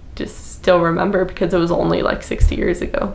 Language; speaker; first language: English; native; English